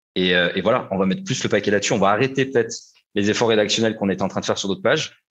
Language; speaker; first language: French; native; French